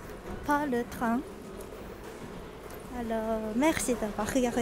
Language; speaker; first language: French; non-native, learner; Japanese